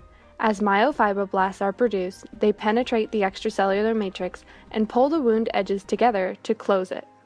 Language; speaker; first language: English; native; English